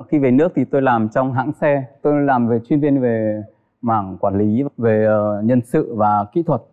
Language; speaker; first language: Vietnamese; native; Vietnamese